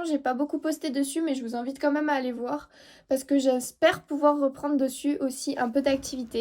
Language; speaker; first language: French; native; French